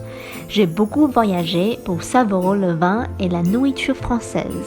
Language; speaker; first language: French; non-native, fluent; Chinese